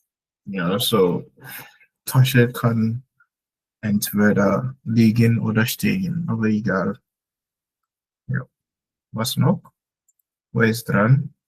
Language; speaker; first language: German; non-native, fluent; Akan